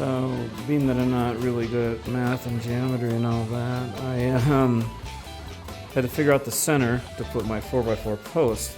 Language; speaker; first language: English; native; English